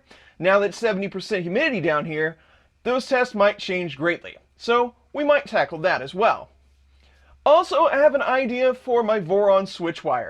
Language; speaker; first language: English; native; English